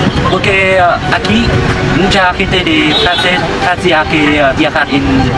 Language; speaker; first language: Spanish; non-native, learner; Vietnamese